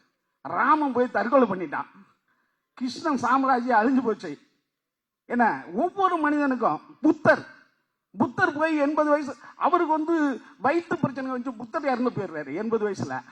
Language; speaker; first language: Tamil; native; Tamil